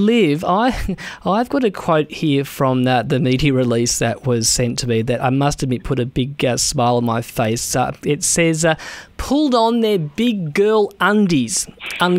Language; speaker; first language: English; native; English